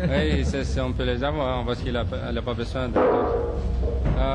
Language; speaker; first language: French; non-native, fluent; Swedish